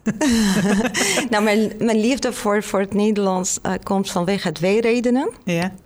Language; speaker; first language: Dutch; non-native, fluent; Arabic